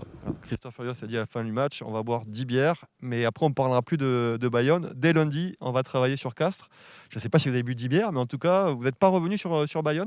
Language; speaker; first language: French; native; French